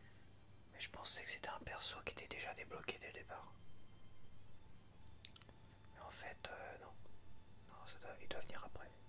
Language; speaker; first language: French; native; French